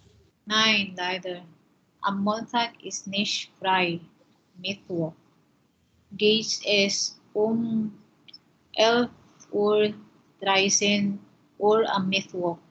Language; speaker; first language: German; non-native, learner; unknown